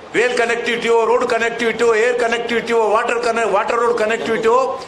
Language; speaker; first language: Hindi; non-native, local second language; Telugu